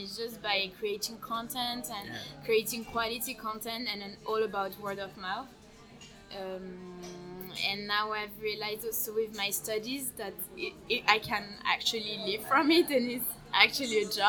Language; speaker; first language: English; non-native, fluent; French